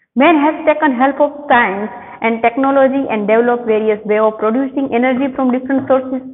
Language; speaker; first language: English; non-native, local second language; Gujarati